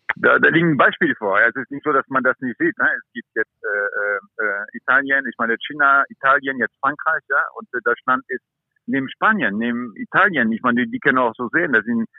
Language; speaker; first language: German; non-native, fluent; French